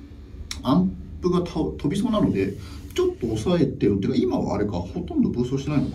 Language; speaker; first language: Japanese; native; Japanese